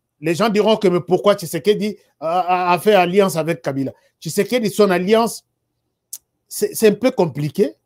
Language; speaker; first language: French; non-native, local second language; Lingala